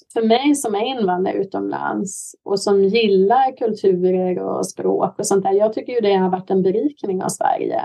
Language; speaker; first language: Swedish; native; Swedish